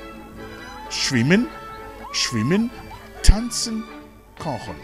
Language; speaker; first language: German; non-native, fluent; Rundi